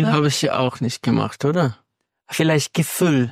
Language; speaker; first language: German; non-native, fluent; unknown